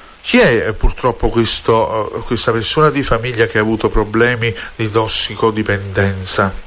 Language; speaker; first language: Italian; native; Italian